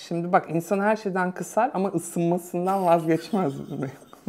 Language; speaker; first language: Turkish; native; Turkish